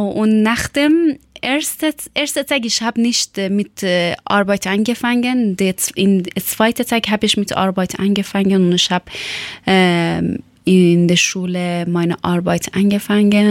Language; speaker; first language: German; non-native, learner; Persian